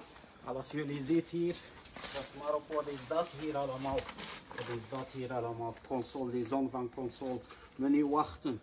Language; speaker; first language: Dutch; non-native, learner; Arabic